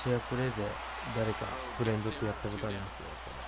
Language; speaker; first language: Japanese; native; Japanese